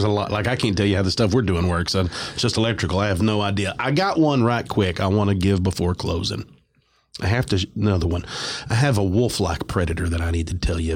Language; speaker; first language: English; native; English